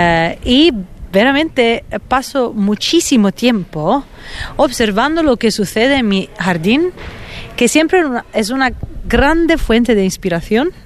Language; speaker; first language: Spanish; non-native, fluent; Italian